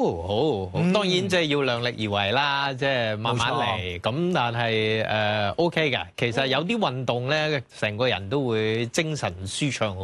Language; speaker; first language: Cantonese; native; Cantonese